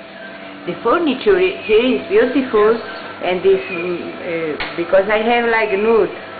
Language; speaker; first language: English; non-native, learner; Spanish